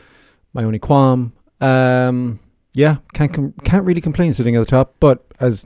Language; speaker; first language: English; native; English